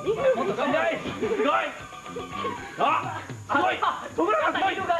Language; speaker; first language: Japanese; native; Japanese